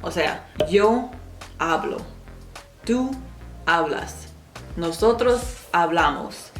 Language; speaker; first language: Spanish; non-native, fluent; English